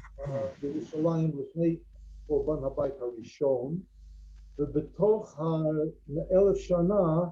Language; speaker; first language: Hebrew; non-native, fluent; English